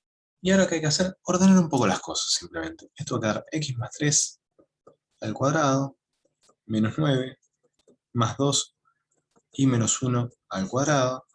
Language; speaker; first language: Spanish; native; Spanish